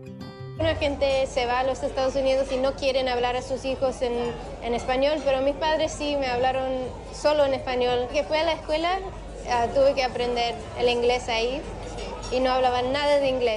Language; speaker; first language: Spanish; early bilingual, heritage; Spanish